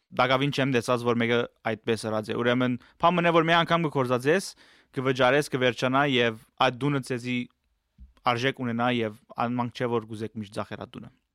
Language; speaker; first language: Armenian; early bilingual, heritage; Armenian